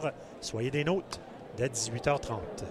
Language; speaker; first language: French; native; French